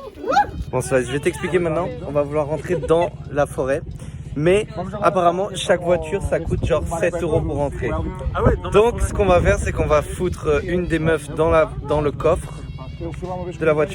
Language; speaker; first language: French; native; French